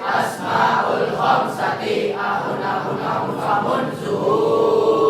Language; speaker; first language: Arabic; non-native, learner; Indonesian